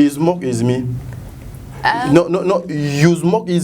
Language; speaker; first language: English; non-native, learner; Lingala